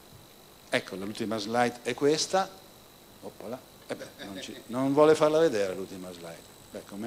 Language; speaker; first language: Italian; native; Italian